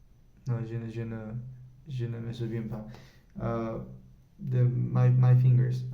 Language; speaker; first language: French; non-native, learner; Spanish